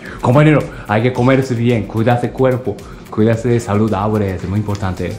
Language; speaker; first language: Spanish; non-native, learner; Japanese